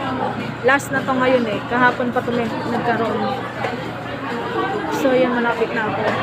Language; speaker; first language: Filipino; native; Filipino